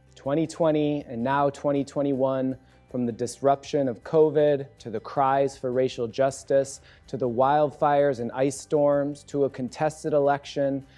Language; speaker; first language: English; native; English